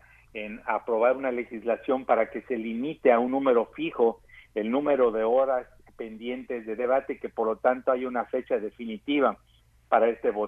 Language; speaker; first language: Spanish; native; Spanish